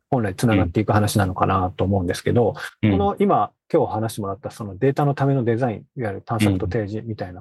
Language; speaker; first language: Japanese; native; Japanese